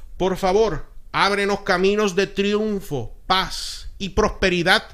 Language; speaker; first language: Spanish; early bilingual, heritage; Spanish